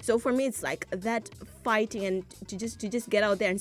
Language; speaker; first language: English; non-native, local second language; Nyanja